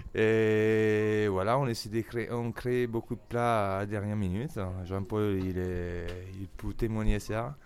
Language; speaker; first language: French; non-native, fluent; Italian